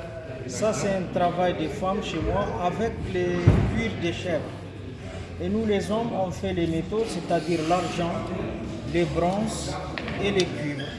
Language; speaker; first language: French; non-native, local second language; Tamasheq